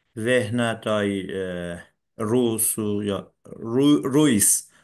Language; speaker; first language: Finnish; non-native, learner; Persian